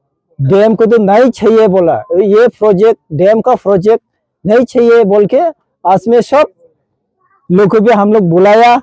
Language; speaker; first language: Hindi; non-native, local second language; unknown